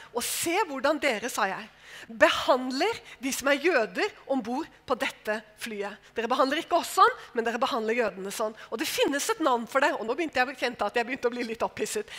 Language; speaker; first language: Norwegian; native; Norwegian